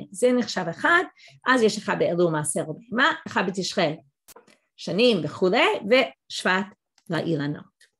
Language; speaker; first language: Hebrew; non-native, fluent; English